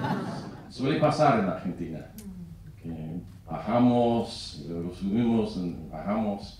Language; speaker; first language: Spanish; non-native, fluent; English